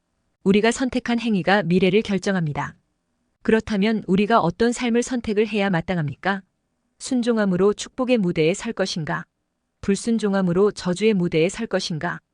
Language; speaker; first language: Korean; native; Korean